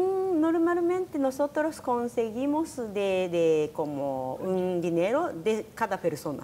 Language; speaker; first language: Spanish; non-native, learner; Japanese